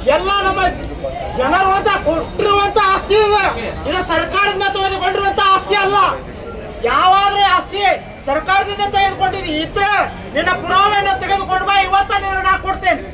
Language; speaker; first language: Kannada; native; Kannada